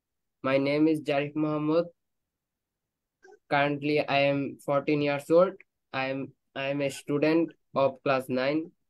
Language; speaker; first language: English; non-native, learner; Bangla